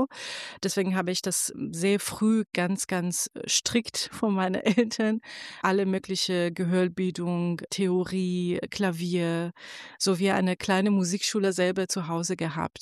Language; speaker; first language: German; non-native, fluent; Persian